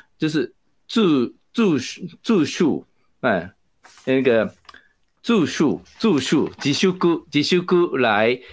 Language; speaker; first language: Chinese; non-native, fluent; Japanese